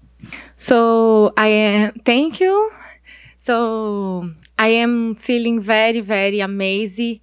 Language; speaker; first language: English; non-native, learner; Portuguese